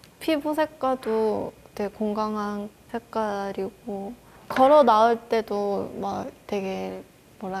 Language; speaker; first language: Korean; non-native, fluent; Chinese